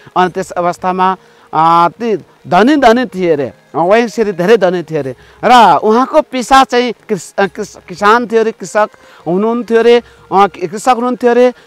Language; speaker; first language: Nepali; non-native, local second language; Limbu